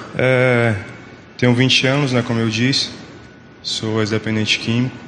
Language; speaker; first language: Portuguese; native; Portuguese